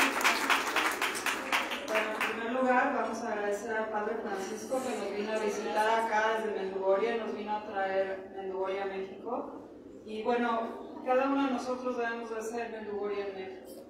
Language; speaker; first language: Spanish; native; Spanish